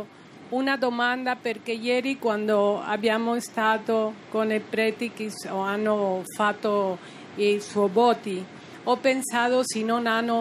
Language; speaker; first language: Italian; non-native, learner; Spanish